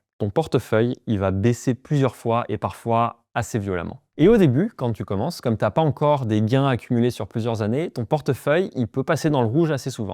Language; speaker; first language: French; native; French